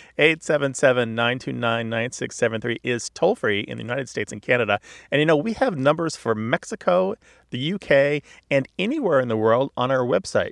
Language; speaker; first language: English; native; English